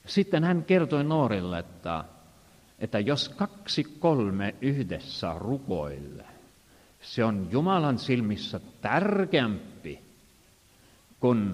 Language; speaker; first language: Finnish; non-native, fluent; Estonian